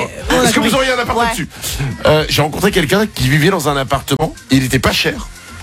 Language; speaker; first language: French; native; French